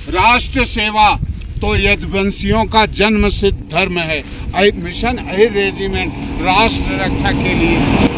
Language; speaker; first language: Hindi; non-native, local second language; Gujarati